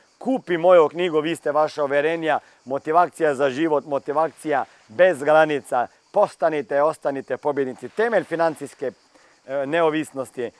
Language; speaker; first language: Croatian; early bilingual, heritage; Croatian